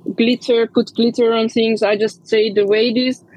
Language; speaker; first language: English; non-native, fluent; Romanian